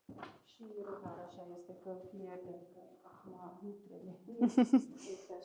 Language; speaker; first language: Romanian; non-native, local second language; Hungarian